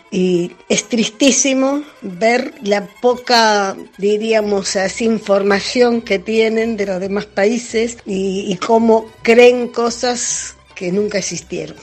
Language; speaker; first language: Spanish; native; Spanish